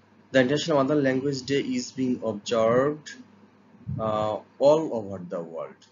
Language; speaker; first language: English; non-native, local second language; Bangla